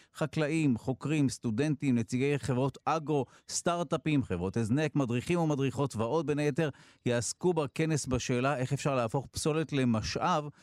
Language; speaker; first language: Hebrew; native; Hebrew